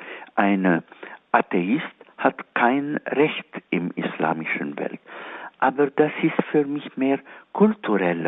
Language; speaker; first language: German; non-native, fluent; Arabic